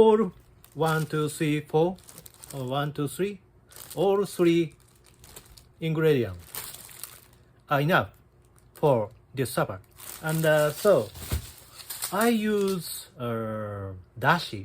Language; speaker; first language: English; non-native, learner; Japanese